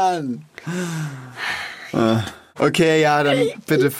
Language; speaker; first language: German; native; German